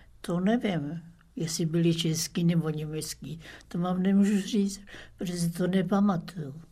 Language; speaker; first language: Czech; early bilingual, other home language; German